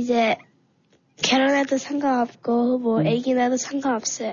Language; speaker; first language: Korean; early bilingual, heritage; Korean